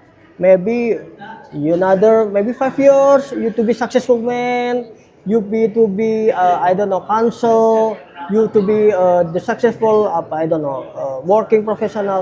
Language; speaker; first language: English; non-native, learner; Indonesian